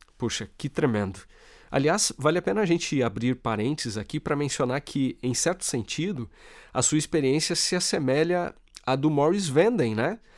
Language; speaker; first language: Portuguese; native; Portuguese